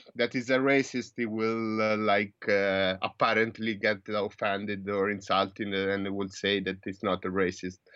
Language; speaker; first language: English; non-native, fluent; Italian